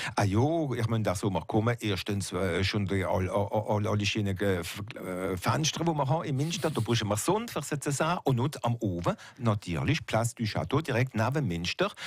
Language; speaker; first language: German; non-native, local second language; French